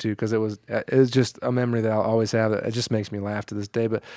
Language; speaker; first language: English; native; English